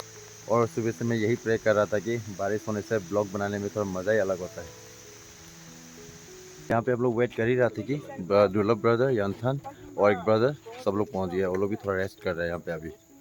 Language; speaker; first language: Hindi; non-native, local second language; Assamese